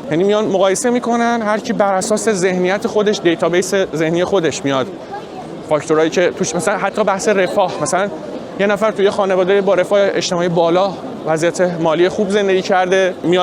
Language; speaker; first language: Persian; native; Persian